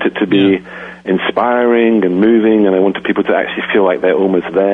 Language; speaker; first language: English; native; English